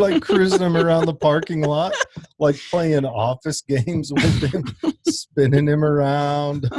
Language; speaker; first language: English; native; English